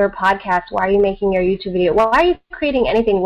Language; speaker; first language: English; early bilingual, other home language; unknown